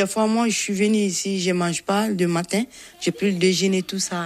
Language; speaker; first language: French; non-native, learner; Bambara